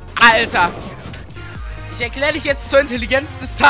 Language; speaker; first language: German; native; German